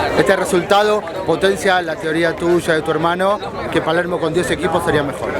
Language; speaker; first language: Spanish; native; Spanish